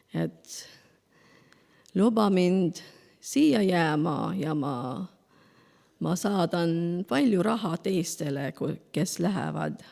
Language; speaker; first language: Estonian; non-native, learner; Spanish